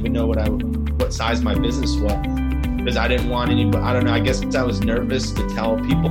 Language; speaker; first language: English; native; English